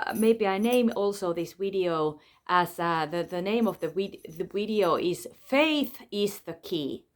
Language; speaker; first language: English; non-native, fluent; Finnish